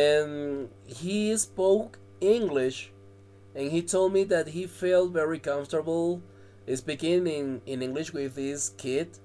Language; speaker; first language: English; non-native, fluent; Spanish